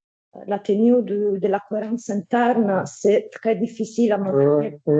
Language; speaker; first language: French; non-native, fluent; Italian